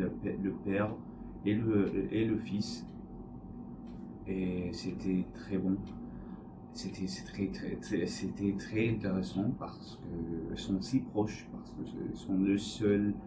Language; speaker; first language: French; non-native, learner; English